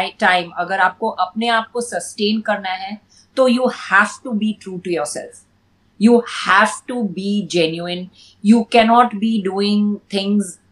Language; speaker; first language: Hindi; non-native, local second language; English